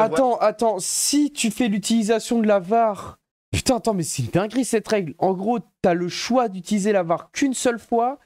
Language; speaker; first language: French; native; French